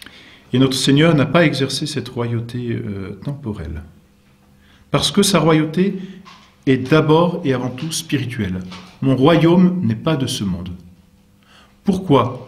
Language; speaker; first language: French; native; French